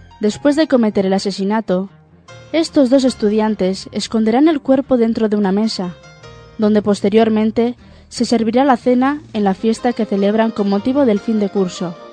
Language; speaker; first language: Spanish; native; Spanish